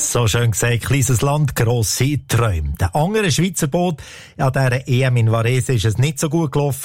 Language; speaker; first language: German; native; German